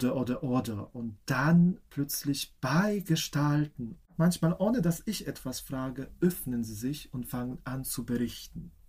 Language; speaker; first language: German; non-native, fluent; Polish